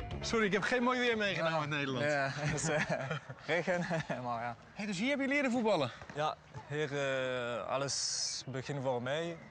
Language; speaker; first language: Dutch; non-native, learner; Aramaic